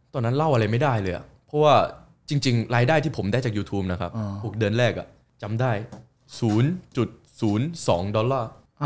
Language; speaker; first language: Thai; early bilingual, other home language; Korean